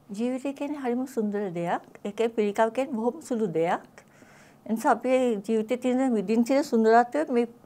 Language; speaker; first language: Sinhala; native; Sinhala